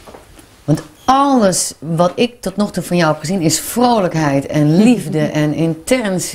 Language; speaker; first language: Dutch; native; Dutch